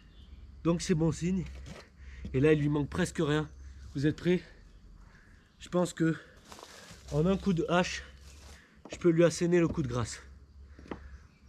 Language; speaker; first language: French; native; French